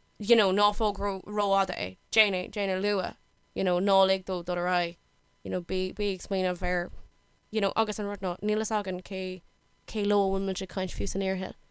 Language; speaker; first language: Irish; non-native, local second language; English